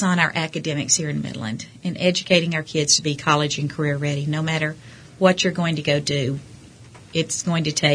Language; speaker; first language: English; native; English